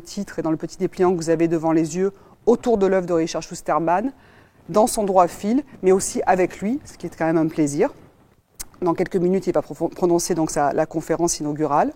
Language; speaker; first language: French; native; French